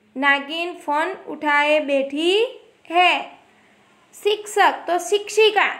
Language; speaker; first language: Hindi; non-native, local second language; Gujarati